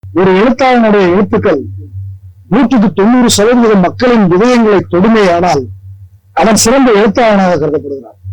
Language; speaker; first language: Tamil; native; Tamil